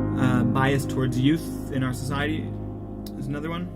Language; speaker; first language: English; native; English